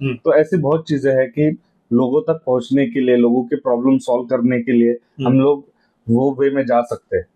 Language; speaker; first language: Hindi; non-native, local second language; Marathi